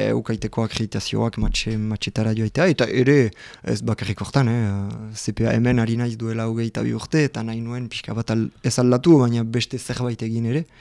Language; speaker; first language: Basque; non-native, local second language; French